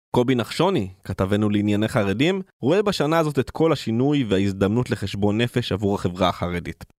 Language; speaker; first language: Hebrew; native; Hebrew